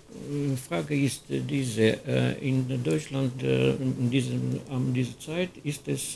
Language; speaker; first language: German; non-native, learner; Russian